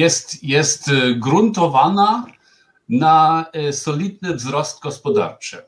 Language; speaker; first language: Polish; non-native, fluent; German